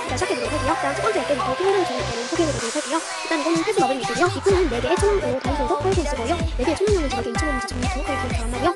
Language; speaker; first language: Korean; native; Korean